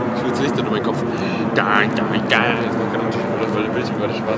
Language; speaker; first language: German; native; German